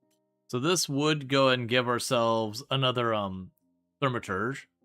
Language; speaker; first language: English; native; English